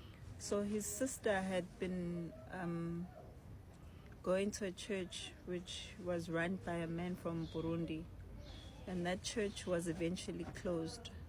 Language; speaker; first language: English; non-native, local second language; Zulu